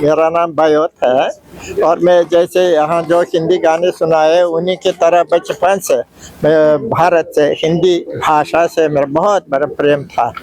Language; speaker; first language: Hindi; non-native, fluent; Uzbek